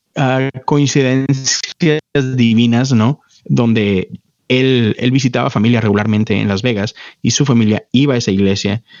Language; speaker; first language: Spanish; native; Spanish